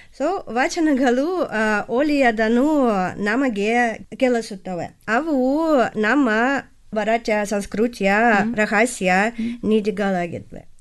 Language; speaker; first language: Kannada; non-native, learner; Russian